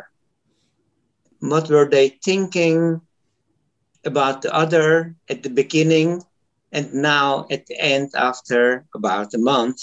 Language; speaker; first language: English; non-native, fluent; Turkish